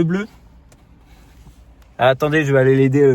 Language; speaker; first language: French; native; French